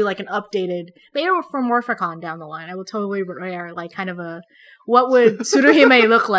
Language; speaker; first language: English; non-native, local second language; Filipino